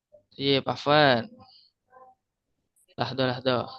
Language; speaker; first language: Arabic; non-native, fluent; Indonesian